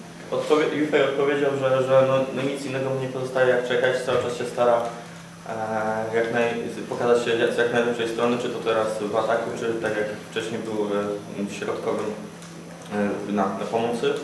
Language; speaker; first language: Polish; native; Polish